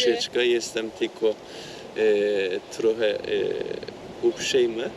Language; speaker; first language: Polish; non-native, learner; Turkish